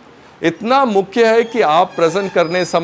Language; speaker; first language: Hindi; non-native, local second language; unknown